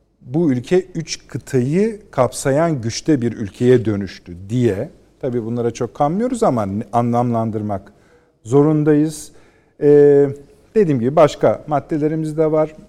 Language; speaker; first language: Turkish; native; Turkish